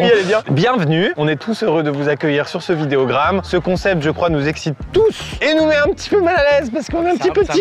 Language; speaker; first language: French; native; French